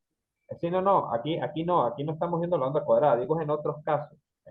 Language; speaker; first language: Spanish; native; Spanish